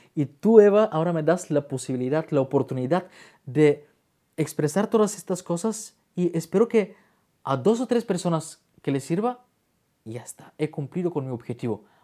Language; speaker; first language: Spanish; non-native, fluent; Bulgarian